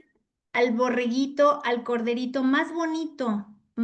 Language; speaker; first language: Spanish; native; Spanish